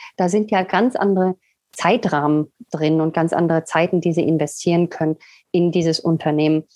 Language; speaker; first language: German; native; German